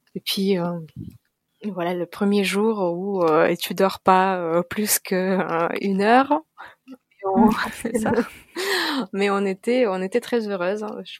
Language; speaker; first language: French; non-native, fluent; Russian